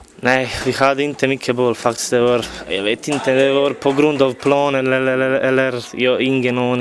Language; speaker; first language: Swedish; non-native, fluent; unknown